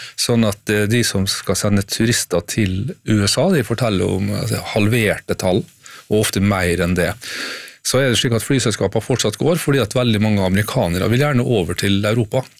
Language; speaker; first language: Norwegian; native; Norwegian